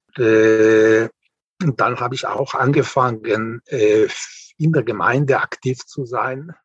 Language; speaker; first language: German; non-native, fluent; Hebrew